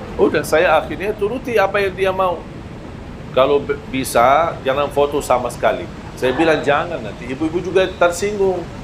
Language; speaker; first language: Malay; non-native, fluent; Arabic